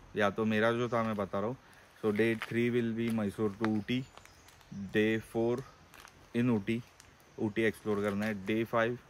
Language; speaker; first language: Hindi; non-native, local second language; Marathi